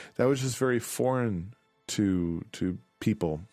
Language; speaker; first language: English; native; English